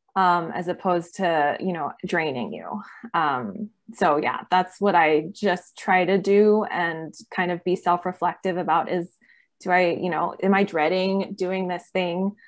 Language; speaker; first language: English; native; English